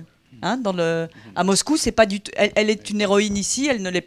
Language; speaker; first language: French; native; French